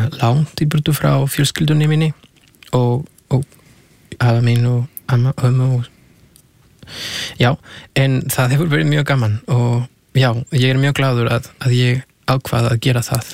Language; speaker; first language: Icelandic; non-native, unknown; Spanish